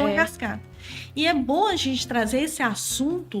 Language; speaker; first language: Portuguese; native; Portuguese